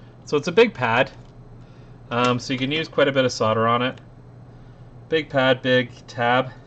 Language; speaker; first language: English; native; English